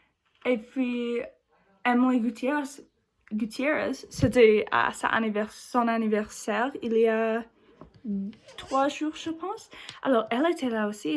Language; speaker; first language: French; non-native, learner; English